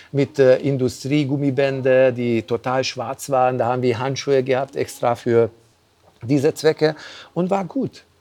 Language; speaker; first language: German; non-native, fluent; Hungarian